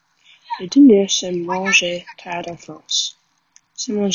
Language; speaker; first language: French; non-native, learner; English